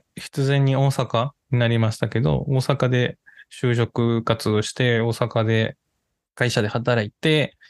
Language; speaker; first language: Japanese; non-native, fluent; Spanish